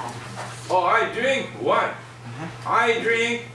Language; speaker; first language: English; non-native, fluent; Japanese